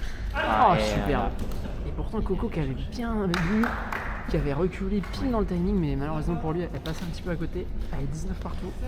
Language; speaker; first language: French; native; French